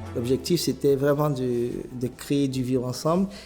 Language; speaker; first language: French; native; French